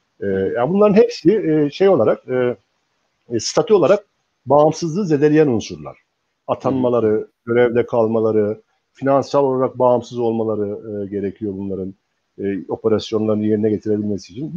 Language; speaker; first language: Turkish; native; Turkish